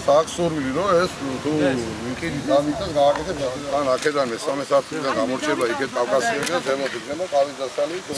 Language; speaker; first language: Georgian; native; Georgian